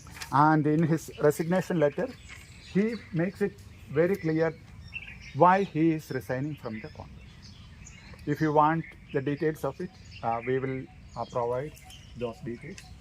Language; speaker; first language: English; non-native, local second language; Malayalam